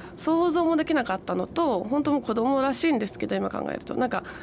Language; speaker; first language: Japanese; native; Japanese